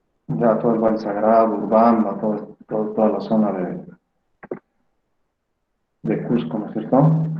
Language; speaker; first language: Spanish; native; Spanish